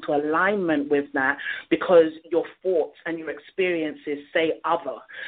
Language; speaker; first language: English; native; English